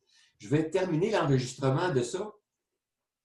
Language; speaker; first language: French; native; French